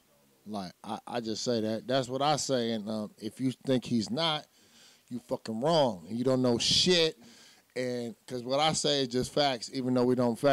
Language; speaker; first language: English; native; English